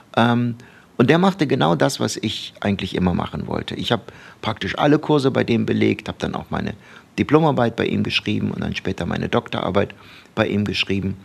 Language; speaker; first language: German; early bilingual, other home language; Turkish